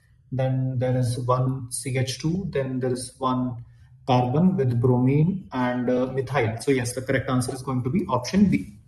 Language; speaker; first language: English; non-native, local second language; Hindi